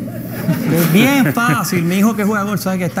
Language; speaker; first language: Spanish; native; Spanish